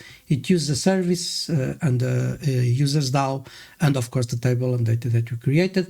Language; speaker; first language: English; non-native, fluent; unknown